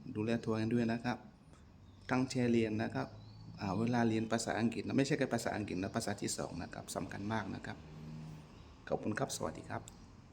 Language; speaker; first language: Thai; non-native, fluent; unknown